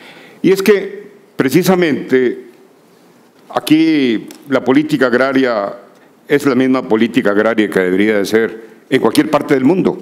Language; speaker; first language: Spanish; native; Spanish